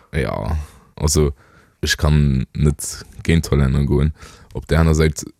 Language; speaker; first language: Luxembourgish; native; Luxembourgish